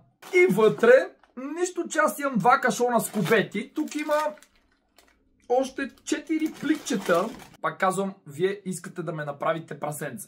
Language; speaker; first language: Bulgarian; native; Bulgarian